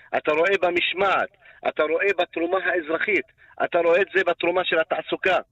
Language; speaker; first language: Hebrew; non-native, local second language; Arabic